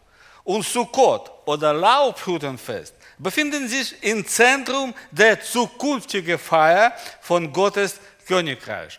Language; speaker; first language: German; non-native, learner; Russian